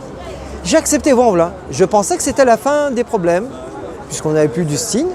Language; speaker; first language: French; native; French